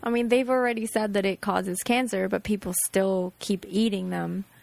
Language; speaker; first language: English; non-native, fluent; Japanese